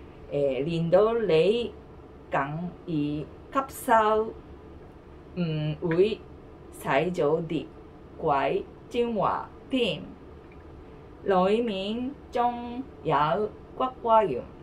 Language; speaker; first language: Chinese; non-native, learner; Japanese